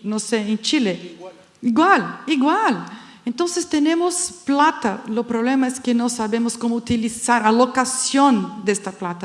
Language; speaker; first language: Spanish; non-native, fluent; Portuguese